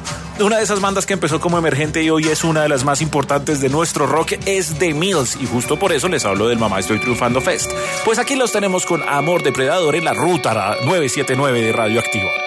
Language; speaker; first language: Spanish; native; Spanish